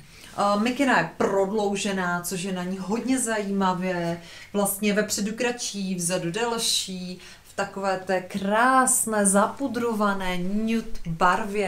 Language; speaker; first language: Czech; native; Czech